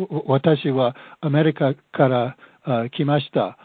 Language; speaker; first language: Japanese; non-native, learner; English